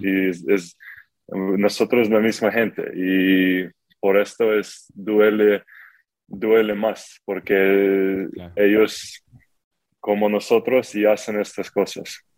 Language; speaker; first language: Spanish; non-native, fluent; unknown